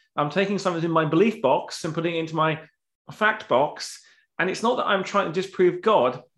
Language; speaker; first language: English; native; English